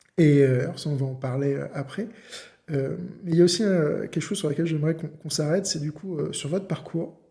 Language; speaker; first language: French; native; French